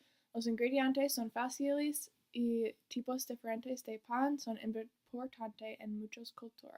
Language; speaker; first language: Spanish; non-native, learner; English